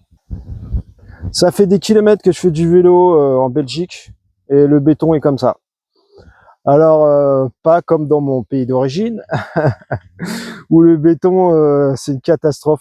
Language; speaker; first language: French; native; French